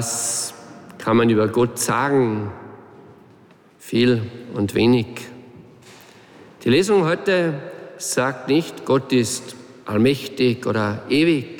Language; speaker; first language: German; native; German